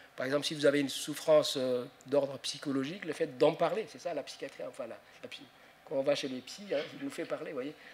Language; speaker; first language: French; non-native, local second language; Somali